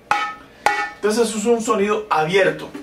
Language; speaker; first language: Spanish; native; Spanish